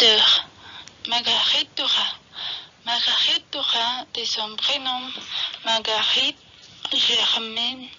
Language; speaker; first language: French; non-native, learner; Spanish